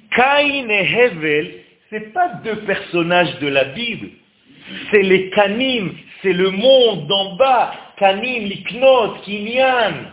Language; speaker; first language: French; non-native, fluent; Hebrew